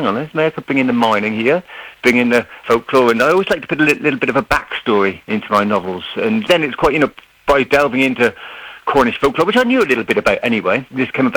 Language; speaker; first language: English; native; English